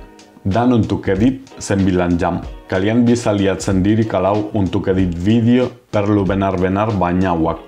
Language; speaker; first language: Indonesian; non-native, fluent; Spanish